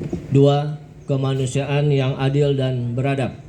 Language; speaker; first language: Indonesian; native; Indonesian